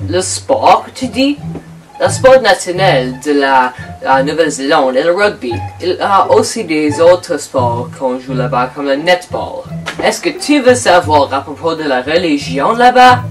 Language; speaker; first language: French; non-native, learner; English